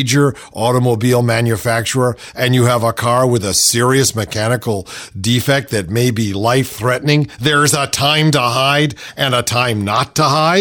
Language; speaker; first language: English; native; English